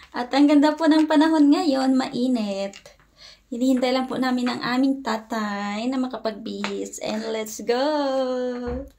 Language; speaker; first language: Filipino; non-native, local second language; Hiligaynon